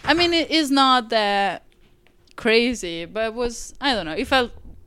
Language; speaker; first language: English; non-native, fluent; Italian